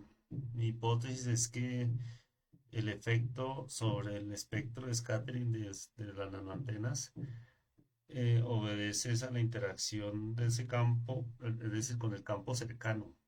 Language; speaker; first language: Spanish; native; Spanish